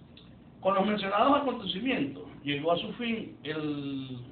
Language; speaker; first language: Spanish; native; Spanish